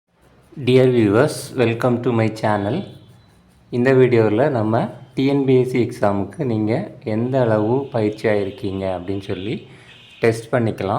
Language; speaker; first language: Tamil; native; Tamil